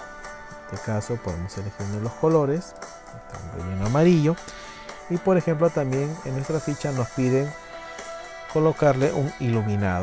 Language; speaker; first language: Spanish; native; Spanish